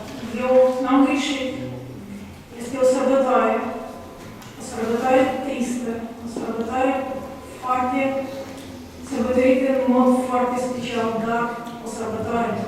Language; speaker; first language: Romanian; non-native, local second language; Russian